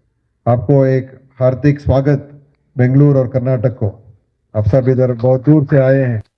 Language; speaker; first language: Hindi; non-native, local second language; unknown